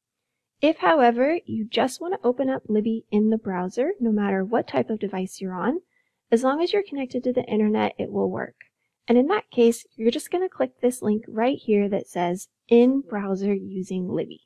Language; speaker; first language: English; native; English